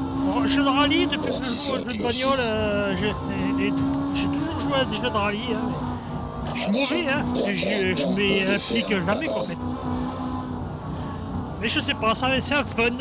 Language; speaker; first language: French; native; French